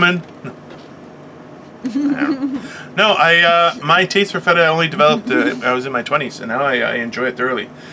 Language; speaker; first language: English; native; English